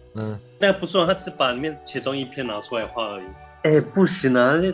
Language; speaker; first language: Chinese; native; Chinese